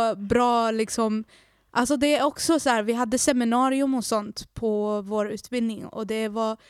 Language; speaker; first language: Swedish; native; Swedish